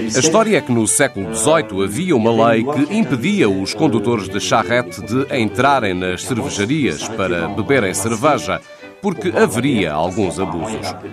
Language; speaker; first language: Portuguese; non-native, fluent; French